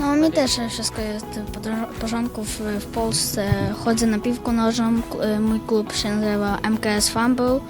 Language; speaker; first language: Polish; non-native, learner; Ukrainian